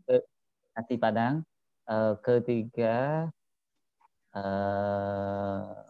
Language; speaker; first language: Indonesian; non-native, learner; Khmer